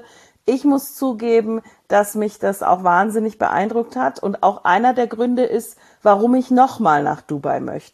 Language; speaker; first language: German; native; German